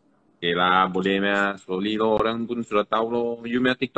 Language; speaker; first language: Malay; non-native, local second language; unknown